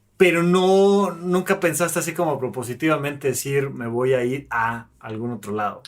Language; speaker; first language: Spanish; native; Spanish